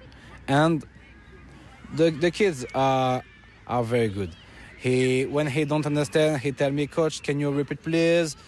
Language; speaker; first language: English; non-native, learner; French